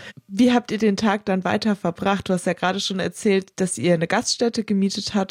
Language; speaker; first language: German; native; German